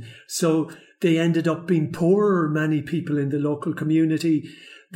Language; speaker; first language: English; native; English